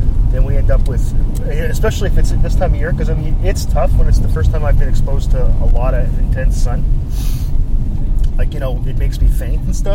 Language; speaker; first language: English; native; English